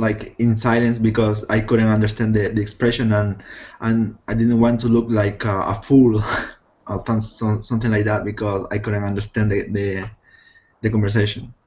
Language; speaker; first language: English; non-native, fluent; Spanish